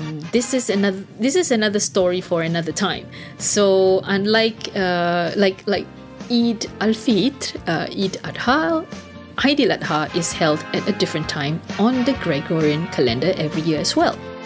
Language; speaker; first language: English; non-native, local second language; Malay